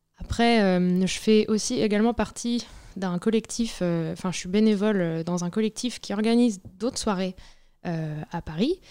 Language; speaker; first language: French; native; French